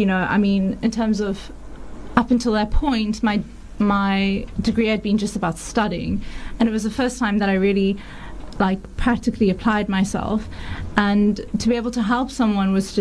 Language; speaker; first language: English; native; English